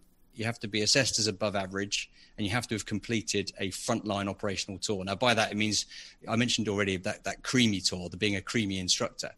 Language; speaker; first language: English; native; English